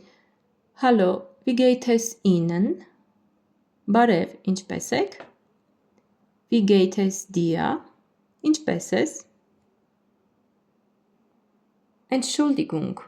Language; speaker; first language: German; non-native, fluent; Armenian